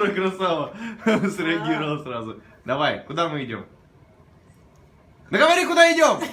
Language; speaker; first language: Russian; native; Russian